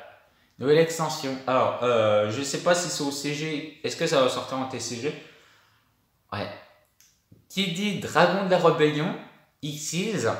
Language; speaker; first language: French; native; French